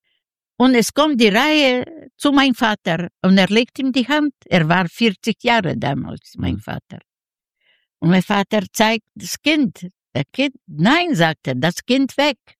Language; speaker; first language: German; non-native, learner; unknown